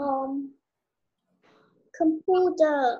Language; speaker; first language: English; non-native, learner; Vietnamese